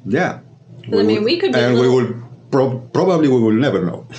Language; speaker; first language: English; non-native, fluent; Greek